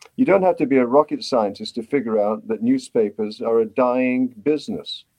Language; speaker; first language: English; native; English